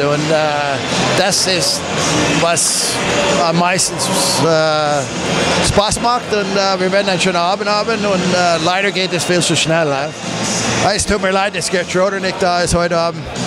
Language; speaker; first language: German; non-native, fluent; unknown